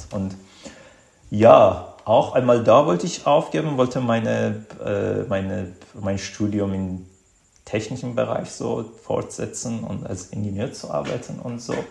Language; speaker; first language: German; non-native, fluent; Azerbaijani